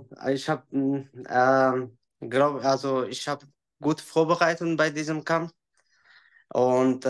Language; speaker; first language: German; non-native, learner; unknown